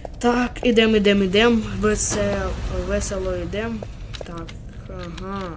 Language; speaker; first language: Ukrainian; non-native, local second language; Russian